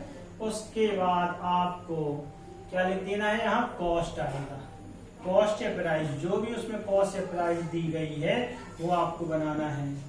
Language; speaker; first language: Hindi; native; Hindi